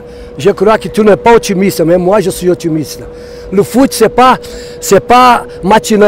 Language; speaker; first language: French; non-native, fluent; Portuguese